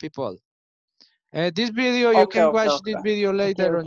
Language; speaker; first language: English; non-native, learner; Spanish